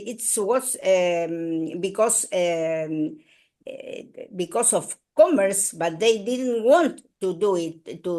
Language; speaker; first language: English; non-native, learner; Spanish